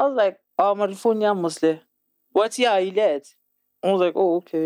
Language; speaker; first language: English; non-native, local second language; Zulu